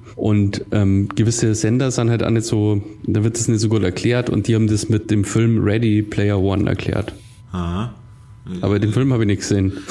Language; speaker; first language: German; native; German